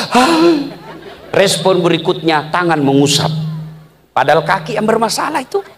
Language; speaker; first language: Indonesian; native; Indonesian